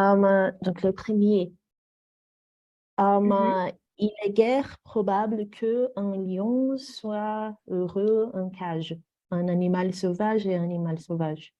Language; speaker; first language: French; non-native, fluent; Portuguese